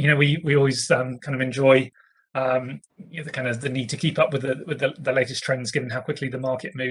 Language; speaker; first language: English; native; English